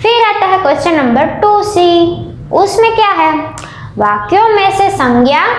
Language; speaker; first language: Hindi; non-native, local second language; Gujarati